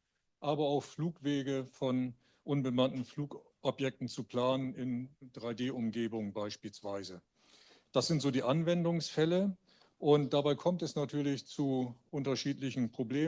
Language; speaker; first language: German; native; German